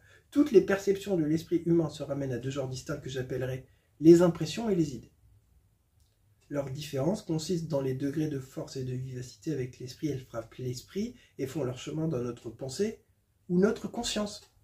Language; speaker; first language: French; native; French